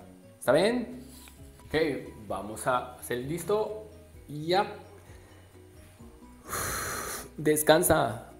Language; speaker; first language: Spanish; non-native, learner; Japanese